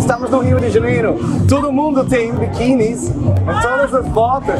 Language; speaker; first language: Portuguese; non-native, learner; Swedish